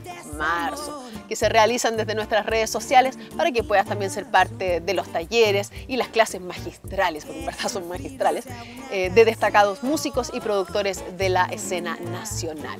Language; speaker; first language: Spanish; native; Spanish